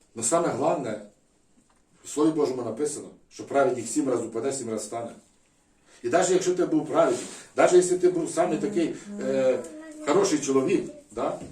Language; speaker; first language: Ukrainian; non-native, local second language; Russian